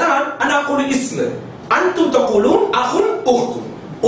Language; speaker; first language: Arabic; non-native, fluent; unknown